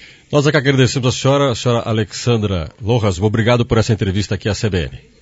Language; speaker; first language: Portuguese; native; Portuguese